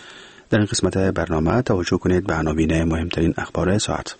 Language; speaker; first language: Persian; native; Persian